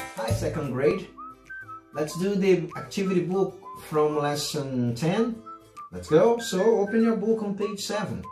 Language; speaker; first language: English; non-native, fluent; Portuguese